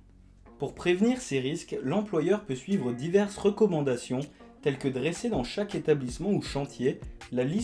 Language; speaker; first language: French; native; French